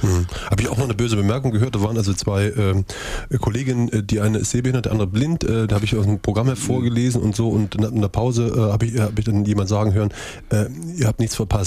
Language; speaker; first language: German; native; German